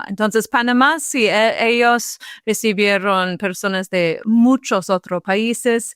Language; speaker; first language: Spanish; non-native, fluent; English